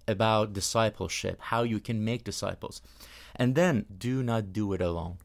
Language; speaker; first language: English; non-native, fluent; Persian